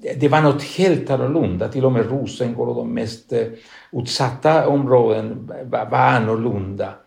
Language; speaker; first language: Swedish; non-native, fluent; Spanish